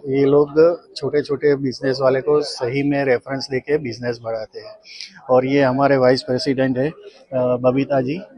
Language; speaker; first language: Hindi; non-native, local second language; Gujarati